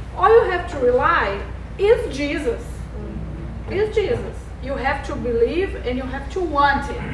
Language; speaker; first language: English; non-native, fluent; Portuguese